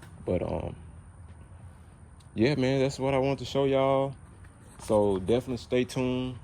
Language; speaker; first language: English; native; English